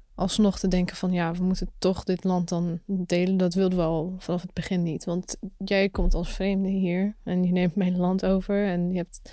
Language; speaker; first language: Dutch; early bilingual, other home language; Arabic